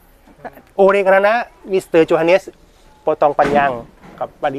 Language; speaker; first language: Indonesian; non-native, learner; Thai